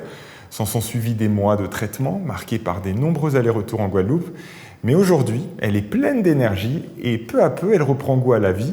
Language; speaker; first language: French; native; French